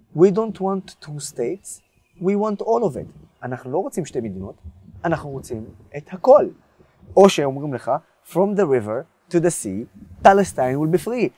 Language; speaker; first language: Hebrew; non-native, local second language; Arabic